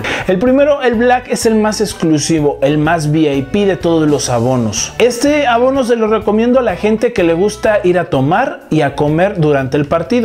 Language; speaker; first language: Spanish; native; Spanish